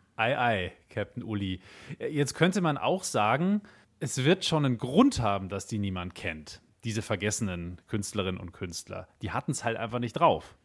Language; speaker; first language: German; native; German